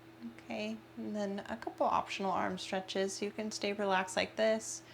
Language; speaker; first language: English; native; English